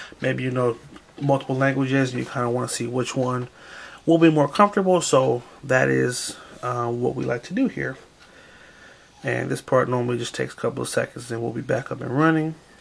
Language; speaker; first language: English; native; English